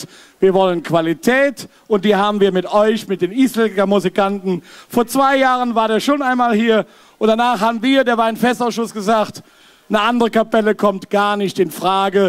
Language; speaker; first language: German; native; German